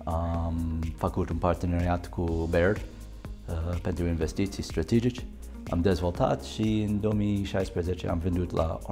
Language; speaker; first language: Romanian; non-native, learner; English